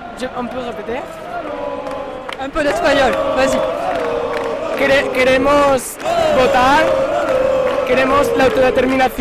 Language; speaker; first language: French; non-native, learner; Catalan